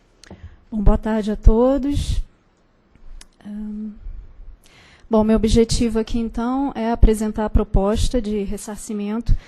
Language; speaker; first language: Portuguese; native; Portuguese